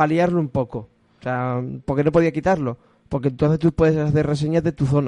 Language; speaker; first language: Spanish; native; Spanish